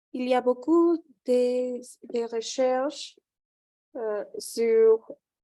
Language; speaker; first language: French; non-native, fluent; Spanish